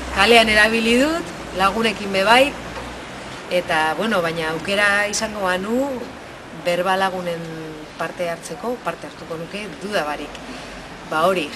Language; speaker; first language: Basque; non-native, local second language; Spanish